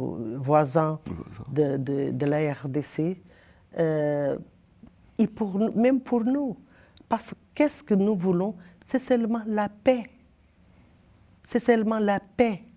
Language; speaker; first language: French; non-native, learner; Portuguese